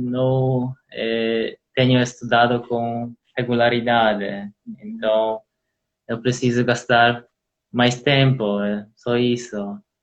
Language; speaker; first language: Portuguese; non-native, learner; Polish